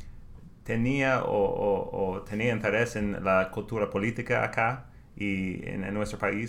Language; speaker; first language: Spanish; non-native, learner; English